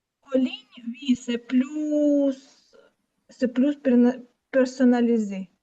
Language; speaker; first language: French; non-native, learner; Russian